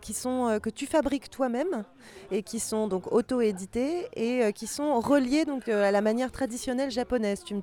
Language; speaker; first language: French; native; French